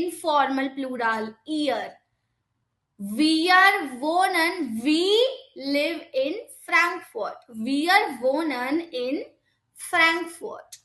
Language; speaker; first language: German; non-native, fluent; Hindi